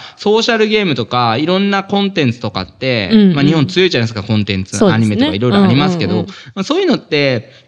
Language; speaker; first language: Japanese; native; Japanese